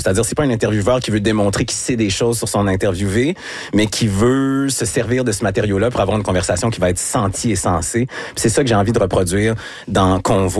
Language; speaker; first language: French; native; French